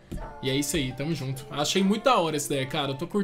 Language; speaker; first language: Portuguese; native; Portuguese